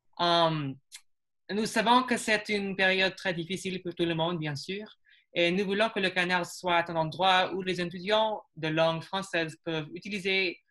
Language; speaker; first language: French; non-native, learner; English